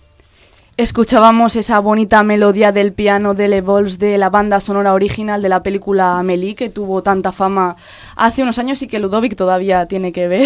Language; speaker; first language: Spanish; native; Spanish